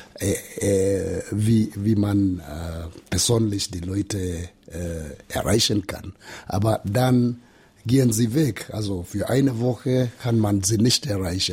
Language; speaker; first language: German; non-native, learner; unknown